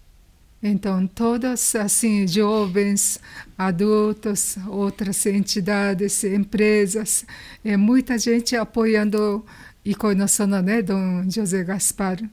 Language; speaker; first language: Portuguese; non-native, learner; Japanese